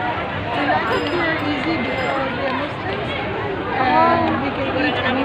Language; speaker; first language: English; non-native, fluent; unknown